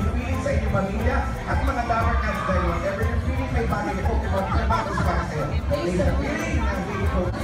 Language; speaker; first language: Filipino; native; Filipino